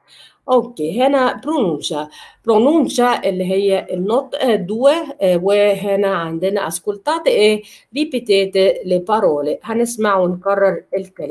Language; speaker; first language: Arabic; native; Arabic